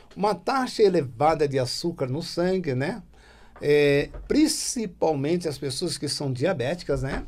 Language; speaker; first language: Portuguese; native; Portuguese